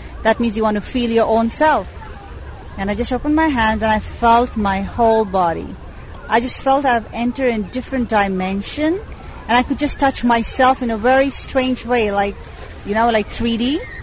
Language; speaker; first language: English; non-native, local second language; Hindi